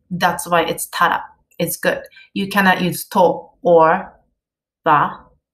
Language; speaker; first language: English; non-native, fluent; Japanese